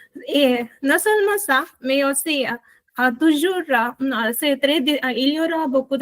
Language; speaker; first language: French; non-native, learner; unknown